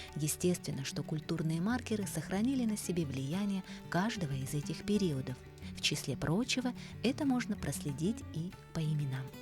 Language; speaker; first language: Russian; native; Russian